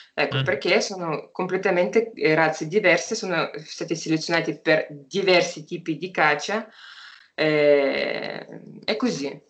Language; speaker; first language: Italian; non-native, fluent; Russian